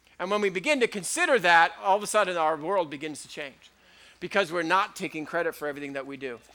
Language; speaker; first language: English; native; English